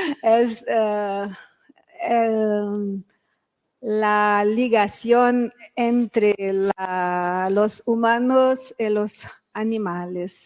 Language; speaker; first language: Spanish; non-native, fluent; Portuguese